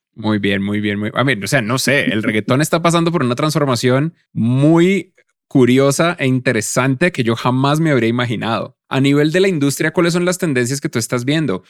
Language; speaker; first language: Spanish; native; Spanish